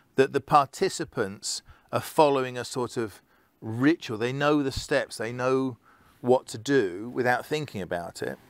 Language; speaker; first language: English; native; English